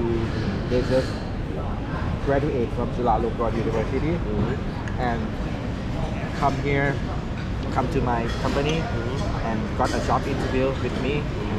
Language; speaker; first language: English; non-native, fluent; Thai